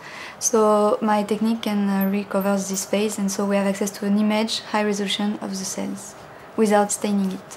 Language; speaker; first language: English; non-native, fluent; French